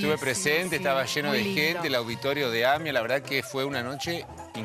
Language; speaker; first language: Spanish; native; Spanish